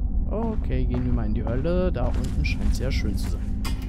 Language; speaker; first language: German; native; German